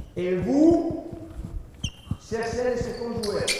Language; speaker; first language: French; non-native, learner; Spanish